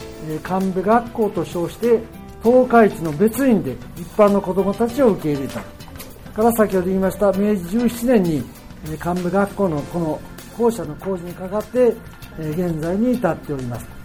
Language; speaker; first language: Japanese; native; Japanese